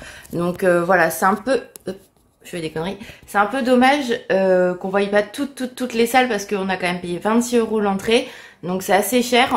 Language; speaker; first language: French; native; French